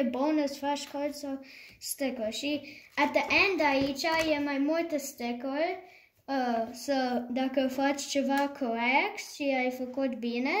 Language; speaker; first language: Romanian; early bilingual, heritage; Romanian